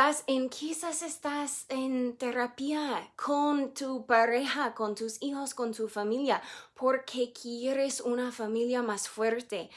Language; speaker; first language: Spanish; non-native, fluent; English